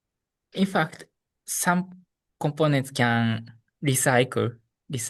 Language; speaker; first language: English; non-native, learner; Japanese